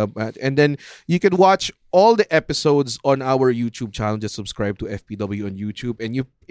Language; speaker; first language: English; non-native, local second language; Filipino